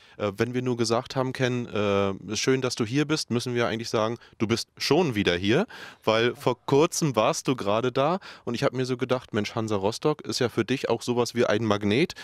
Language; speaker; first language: German; native; German